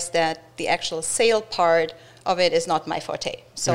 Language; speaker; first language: English; non-native, fluent; German